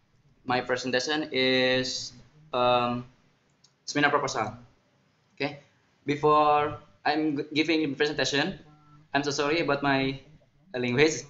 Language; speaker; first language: English; non-native, learner; Indonesian